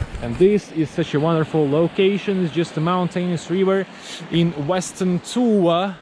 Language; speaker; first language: English; non-native, fluent; Russian